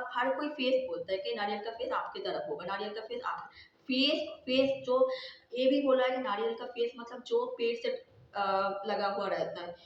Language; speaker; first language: Hindi; non-native, local second language; Bangla